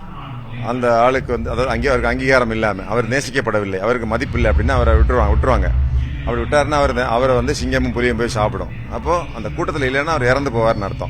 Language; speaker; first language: Tamil; native; Tamil